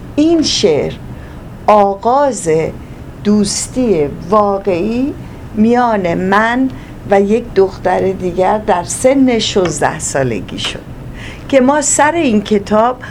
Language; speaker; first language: Persian; native; Persian